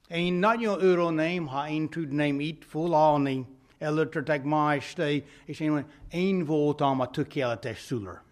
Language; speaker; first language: Hungarian; non-native, fluent; English